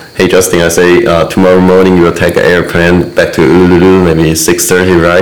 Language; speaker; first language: English; non-native, learner; Chinese